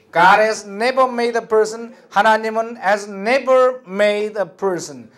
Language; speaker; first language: English; non-native, fluent; Korean